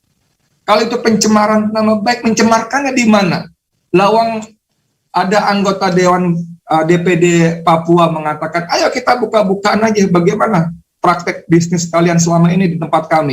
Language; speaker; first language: Indonesian; native; Indonesian